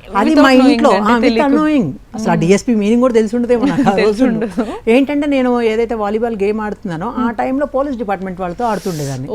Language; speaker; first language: Telugu; native; Telugu